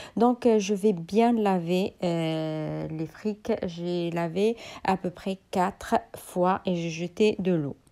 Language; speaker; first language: French; non-native, local second language; Arabic